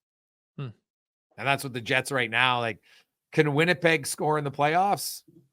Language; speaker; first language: English; native; English